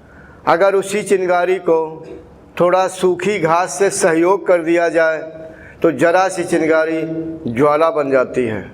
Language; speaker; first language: Hindi; native; Hindi